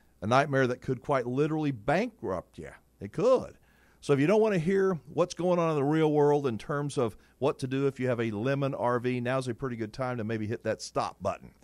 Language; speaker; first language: English; native; English